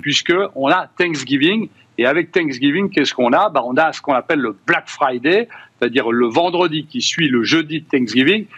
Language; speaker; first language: French; native; French